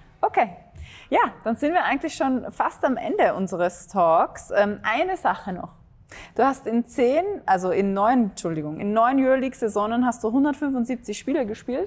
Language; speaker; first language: German; native; German